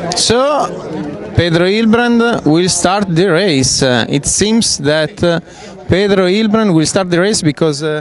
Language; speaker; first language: English; non-native, fluent; Italian